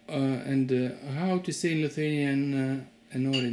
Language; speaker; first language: English; non-native, learner; Lithuanian